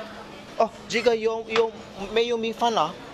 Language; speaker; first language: Chinese; non-native, learner; Filipino